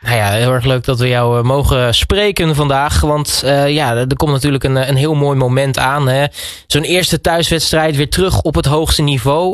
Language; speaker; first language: Dutch; native; Dutch